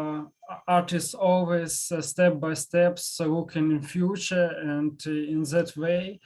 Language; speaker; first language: English; non-native, learner; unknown